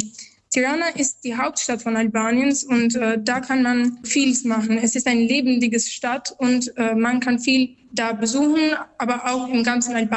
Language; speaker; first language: German; non-native, learner; Albanian